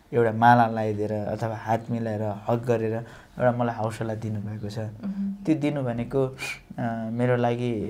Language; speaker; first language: Nepali; non-native, local second language; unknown